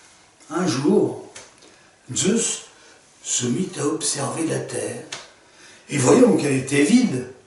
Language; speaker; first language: French; native; French